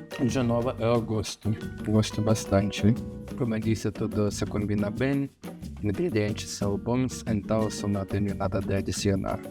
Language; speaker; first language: Portuguese; non-native, fluent; Russian